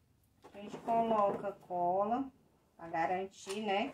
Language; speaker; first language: Portuguese; native; Portuguese